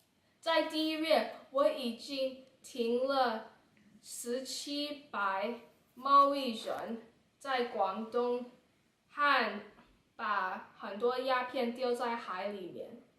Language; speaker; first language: Chinese; non-native, learner; English